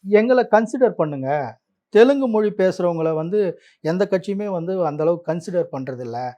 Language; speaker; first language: Tamil; non-native, local second language; Telugu